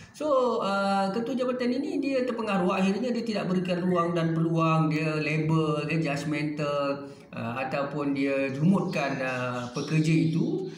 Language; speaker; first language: Malay; native; Malay